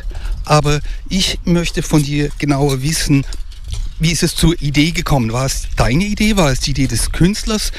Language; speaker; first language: German; native; German